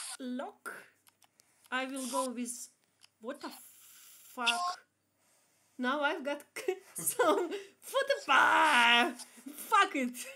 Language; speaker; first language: English; non-native, learner; Russian